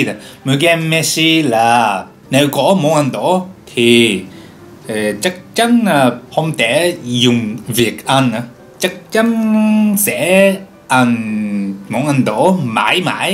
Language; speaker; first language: Vietnamese; non-native, learner; Japanese